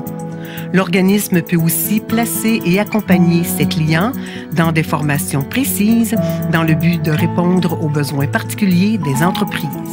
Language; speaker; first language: French; native; French